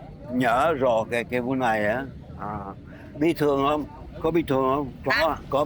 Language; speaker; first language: Vietnamese; non-native, fluent; French